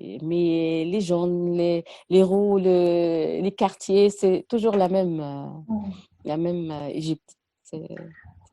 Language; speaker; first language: French; non-native, learner; Arabic